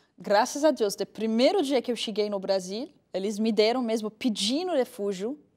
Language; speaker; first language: Portuguese; non-native, fluent; Arabic